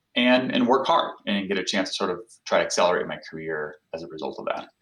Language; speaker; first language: English; non-native, fluent; Portuguese